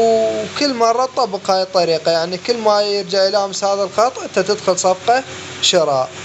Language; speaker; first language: Arabic; native; Arabic